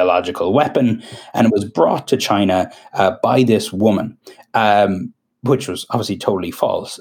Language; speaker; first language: English; native; English